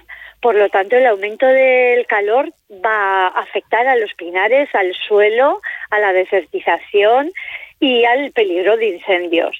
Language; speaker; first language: Spanish; native; Spanish